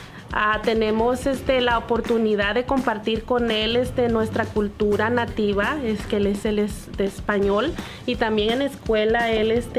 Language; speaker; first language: Spanish; early bilingual, heritage; Spanish